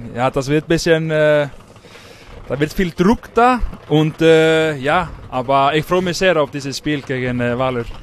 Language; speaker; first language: German; non-native, learner; Icelandic